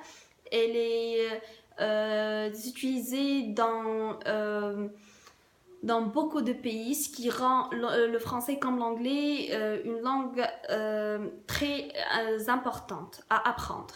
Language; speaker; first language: French; non-native, local second language; Arabic